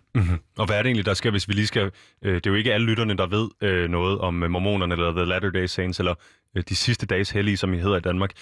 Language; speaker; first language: Danish; native; Danish